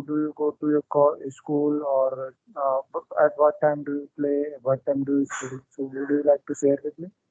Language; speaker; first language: English; non-native, local second language; Hindi